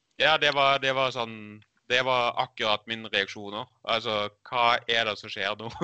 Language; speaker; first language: Norwegian; early bilingual, other home language; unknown